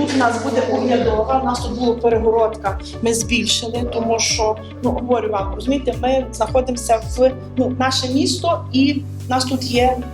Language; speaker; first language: Ukrainian; native; Ukrainian